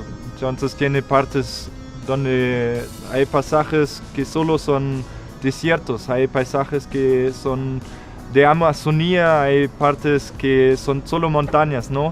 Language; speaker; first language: Spanish; non-native, fluent; German